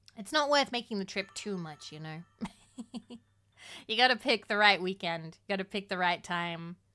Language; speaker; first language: English; native; English